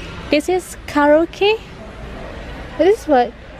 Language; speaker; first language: English; non-native, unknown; Indonesian